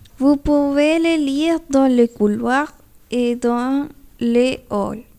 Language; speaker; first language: French; non-native, learner; Spanish